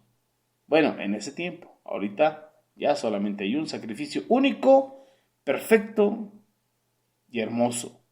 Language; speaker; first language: Spanish; native; Spanish